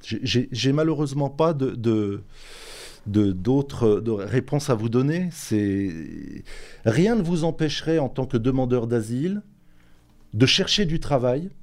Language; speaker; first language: French; native; French